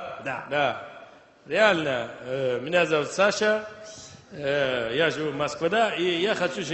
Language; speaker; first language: Russian; non-native, local second language; Azerbaijani